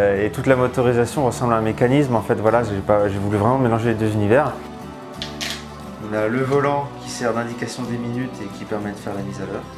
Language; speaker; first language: French; native; French